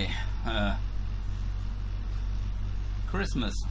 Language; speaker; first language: English; non-native, learner; German